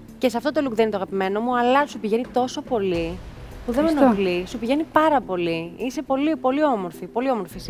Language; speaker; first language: Greek; native; Greek